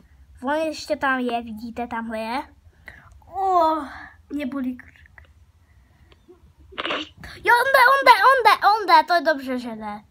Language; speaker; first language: Czech; early bilingual, other home language; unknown